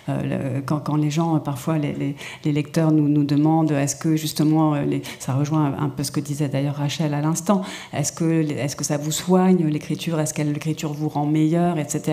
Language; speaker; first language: French; native; French